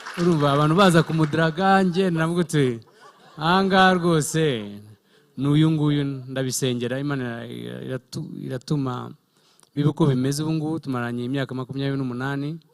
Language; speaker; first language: Kinyarwanda; early bilingual, heritage; Kinyarwanda